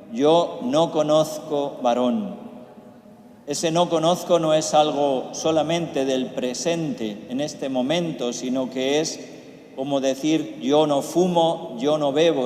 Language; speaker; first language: Spanish; native; Spanish